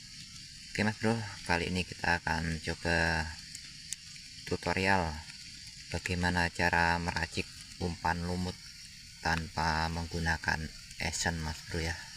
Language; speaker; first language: Indonesian; native; Indonesian